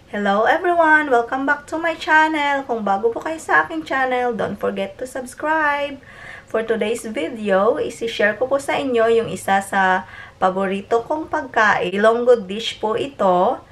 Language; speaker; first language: Filipino; non-native, local second language; Hiligaynon